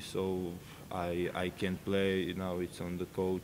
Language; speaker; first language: English; non-native, fluent; Serbian